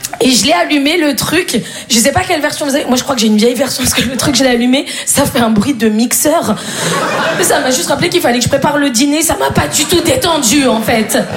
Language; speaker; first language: French; native; French